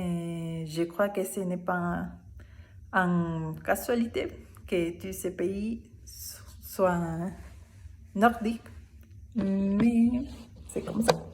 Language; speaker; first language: French; non-native, learner; Spanish